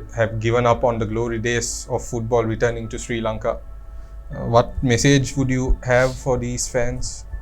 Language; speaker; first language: English; non-native, local second language; Sinhala